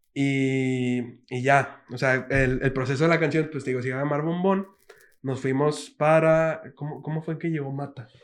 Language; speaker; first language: Spanish; native; Spanish